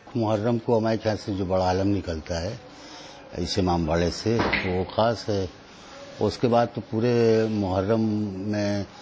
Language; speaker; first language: Urdu; native; Urdu